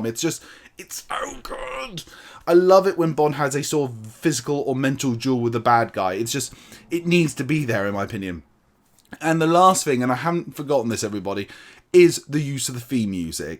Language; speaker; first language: English; native; English